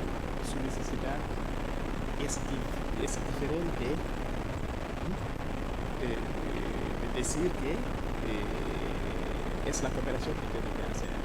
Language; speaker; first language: Spanish; non-native, fluent; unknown